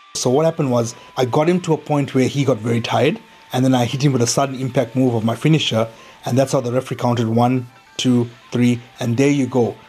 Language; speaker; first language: English; native; English